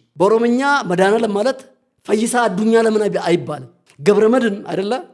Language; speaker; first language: Amharic; non-native, local second language; Oromo